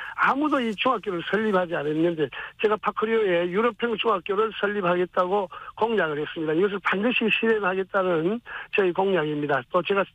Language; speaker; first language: Korean; native; Korean